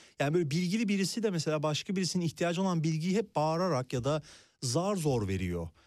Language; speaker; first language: Turkish; native; Turkish